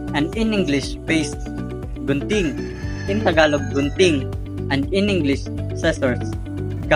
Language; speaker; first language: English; non-native, local second language; Cebuano